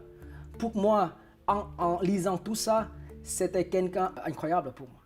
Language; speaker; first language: French; non-native, fluent; Vietnamese